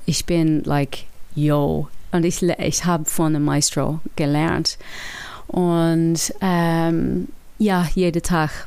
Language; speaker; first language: German; non-native, learner; English